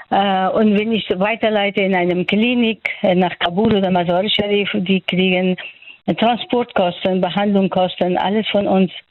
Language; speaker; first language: German; non-native, fluent; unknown